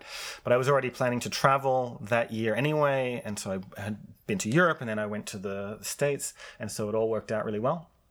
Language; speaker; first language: English; native; English